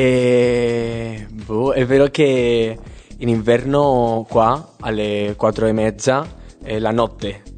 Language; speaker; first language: Italian; non-native, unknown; Spanish